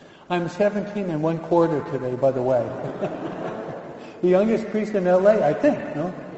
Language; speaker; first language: English; native; English